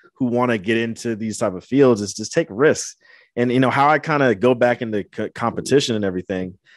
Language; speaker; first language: English; native; English